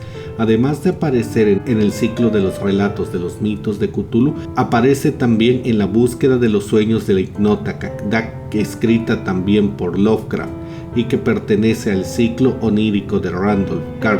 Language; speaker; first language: Spanish; native; Spanish